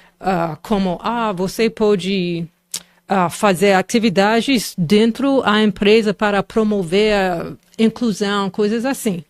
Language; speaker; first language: Portuguese; non-native, fluent; English